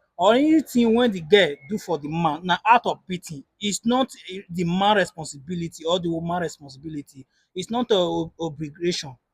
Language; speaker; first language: Nigerian Pidgin; native; Nigerian Pidgin